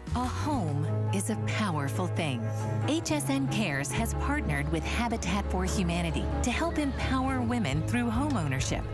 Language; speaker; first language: English; native; English